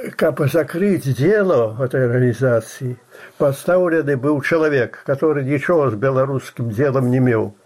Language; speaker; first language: Russian; non-native, fluent; Belarusian